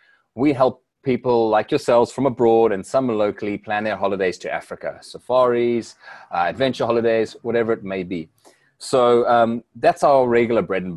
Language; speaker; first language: English; native; English